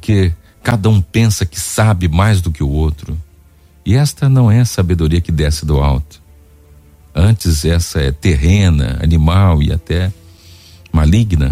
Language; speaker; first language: Portuguese; native; Portuguese